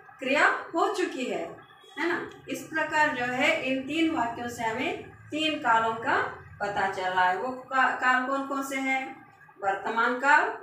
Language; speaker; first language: Hindi; non-native, local second language; Telugu